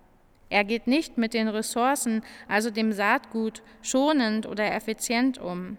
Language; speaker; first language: German; native; German